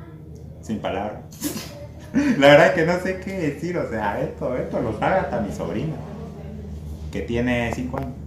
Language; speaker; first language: Spanish; native; Spanish